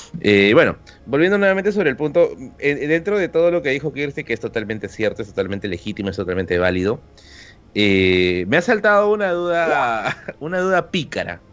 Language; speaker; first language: Spanish; native; Spanish